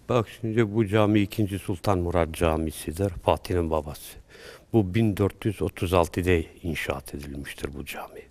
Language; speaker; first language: Turkish; early bilingual, heritage; Turkish